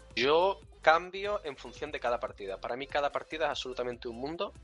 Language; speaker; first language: Spanish; early bilingual, other home language; Russian